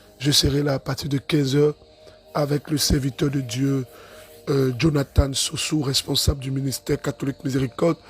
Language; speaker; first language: French; non-native, local second language; Ewe